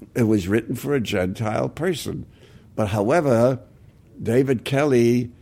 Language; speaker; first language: English; native; English